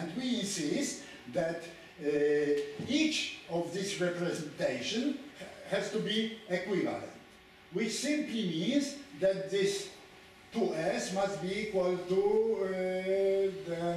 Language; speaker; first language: English; non-native, fluent; Polish